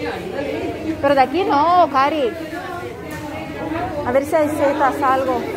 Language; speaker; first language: Spanish; non-native, fluent; Russian